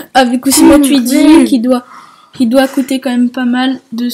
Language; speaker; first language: French; native; French